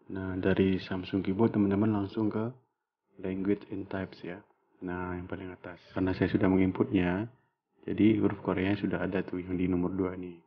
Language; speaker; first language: Indonesian; native; Indonesian